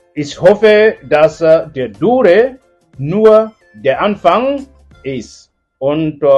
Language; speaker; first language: German; non-native, learner; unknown